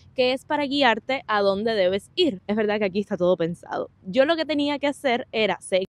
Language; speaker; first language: Spanish; native; Spanish